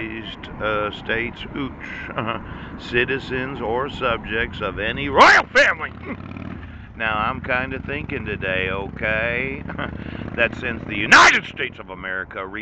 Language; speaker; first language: English; native; English